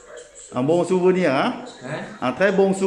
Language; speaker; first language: French; non-native, learner; Thai